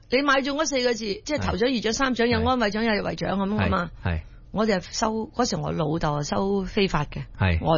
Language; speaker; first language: Cantonese; early bilingual, heritage; Cantonese